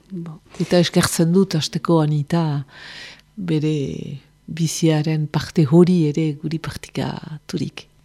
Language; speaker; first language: Basque; native; Basque